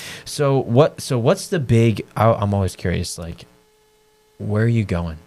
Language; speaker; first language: English; native; English